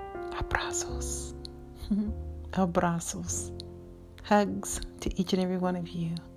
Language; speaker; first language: English; native; English